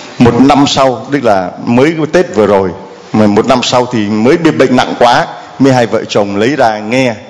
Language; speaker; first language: Vietnamese; native; Vietnamese